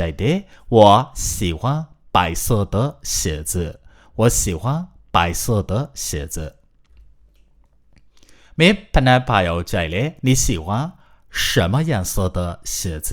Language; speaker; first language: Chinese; non-native, fluent; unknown